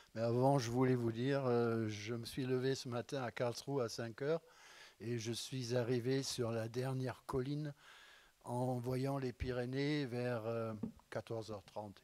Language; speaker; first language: French; non-native, fluent; German